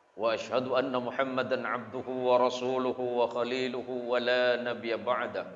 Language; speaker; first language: Indonesian; non-native, local second language; Madurese